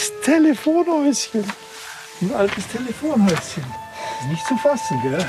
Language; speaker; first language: German; native; German